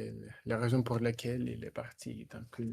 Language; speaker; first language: French; non-native, learner; Russian